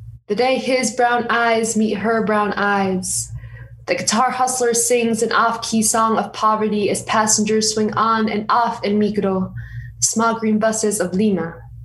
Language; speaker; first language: English; native; English